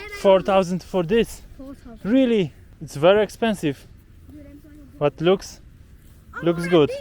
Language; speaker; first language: English; non-native, learner; Polish